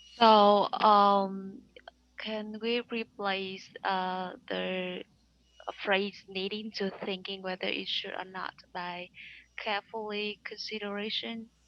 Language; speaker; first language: English; non-native, learner; Vietnamese